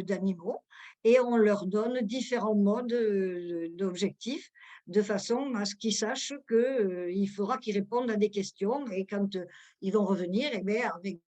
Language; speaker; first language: French; native; French